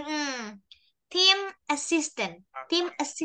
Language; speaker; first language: English; non-native, fluent; Indonesian